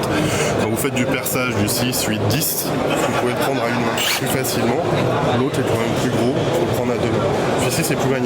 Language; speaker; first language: French; native; French